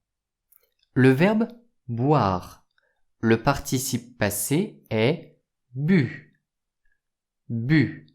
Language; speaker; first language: French; native; French